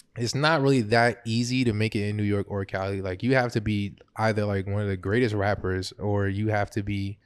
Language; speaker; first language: English; early bilingual, other home language; Haitian Creole